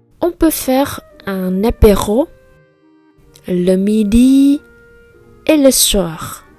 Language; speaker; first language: French; non-native, fluent; Vietnamese